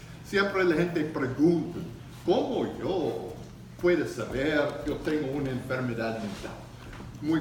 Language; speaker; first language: Spanish; non-native, learner; English